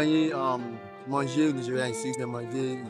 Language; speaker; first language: French; non-native, learner; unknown